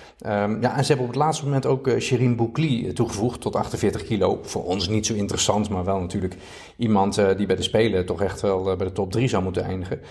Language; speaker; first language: Dutch; native; Dutch